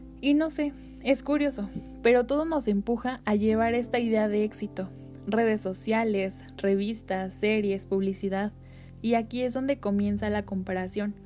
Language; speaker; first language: Spanish; native; Spanish